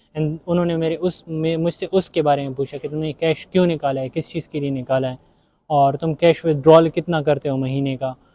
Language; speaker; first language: Urdu; native; Urdu